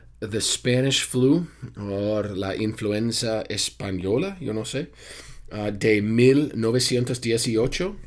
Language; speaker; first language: Spanish; non-native, fluent; English